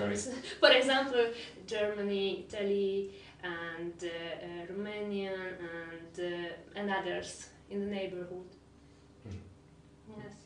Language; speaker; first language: English; non-native, learner; Hungarian